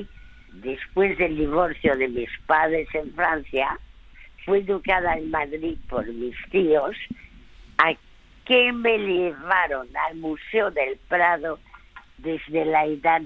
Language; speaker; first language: Spanish; early bilingual, other home language; French